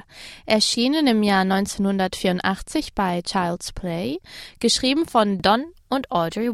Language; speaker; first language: German; native; German